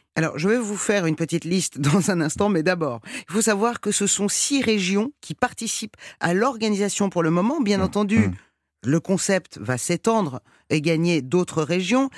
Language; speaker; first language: French; non-native, fluent; Persian